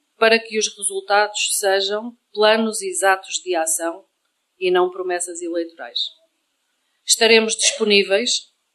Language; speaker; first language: Portuguese; native; Portuguese